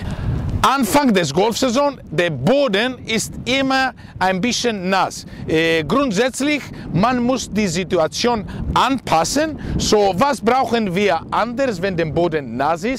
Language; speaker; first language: German; non-native, learner; Greek